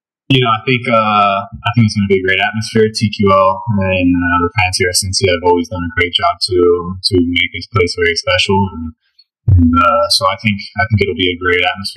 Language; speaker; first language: English; early bilingual, other home language; Spanish